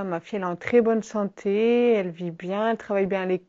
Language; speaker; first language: French; native; French